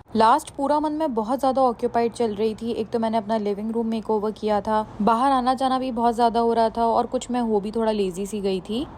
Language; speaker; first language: Urdu; native; Urdu